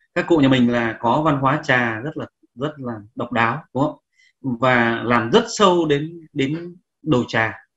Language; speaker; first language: Vietnamese; native; Vietnamese